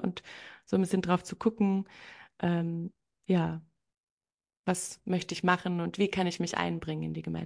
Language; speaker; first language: German; native; German